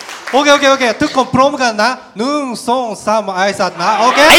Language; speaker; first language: Thai; non-native, learner; Japanese